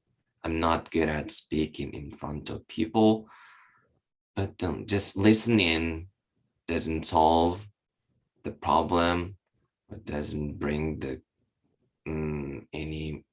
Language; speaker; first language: English; non-native, learner; Japanese